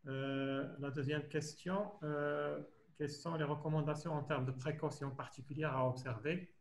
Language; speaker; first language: French; non-native, local second language; Arabic